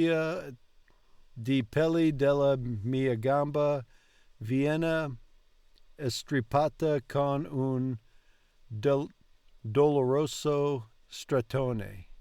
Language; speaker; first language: Italian; non-native, learner; English